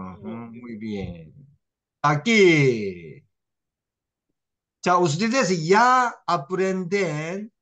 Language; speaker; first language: Spanish; non-native, learner; Korean